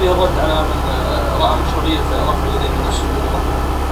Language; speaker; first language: Arabic; native; Arabic